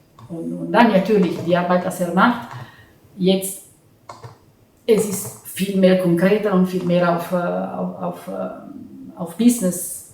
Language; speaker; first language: German; non-native, fluent; Italian